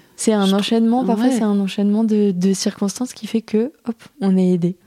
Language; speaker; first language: French; native; French